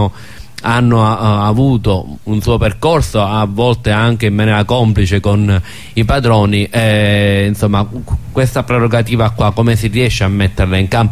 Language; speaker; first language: Italian; native; Italian